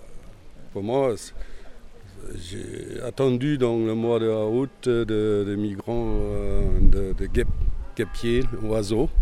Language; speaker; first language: French; non-native, learner; German